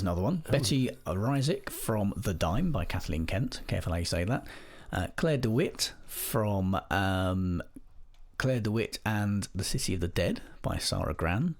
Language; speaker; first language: English; native; English